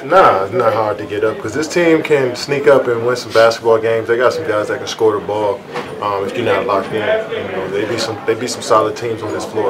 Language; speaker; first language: English; native; English